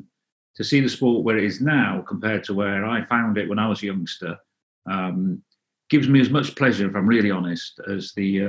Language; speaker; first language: English; non-native, local second language; Welsh